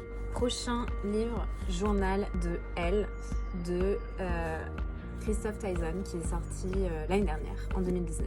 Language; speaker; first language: French; native; French